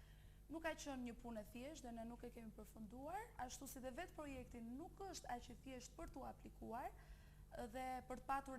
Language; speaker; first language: Albanian; native; Albanian